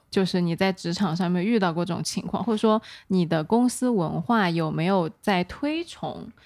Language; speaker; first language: Chinese; native; Chinese